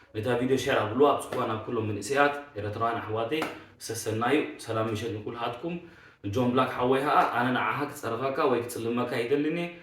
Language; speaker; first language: Tigrinya; early bilingual, heritage; Tigrinya